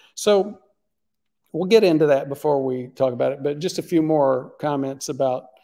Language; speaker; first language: English; native; English